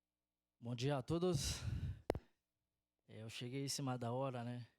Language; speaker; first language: Portuguese; non-native, fluent; Haitian Creole